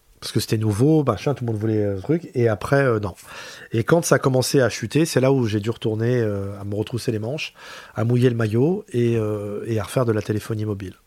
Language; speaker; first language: French; native; French